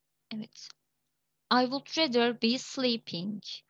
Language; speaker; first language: English; non-native, fluent; Turkish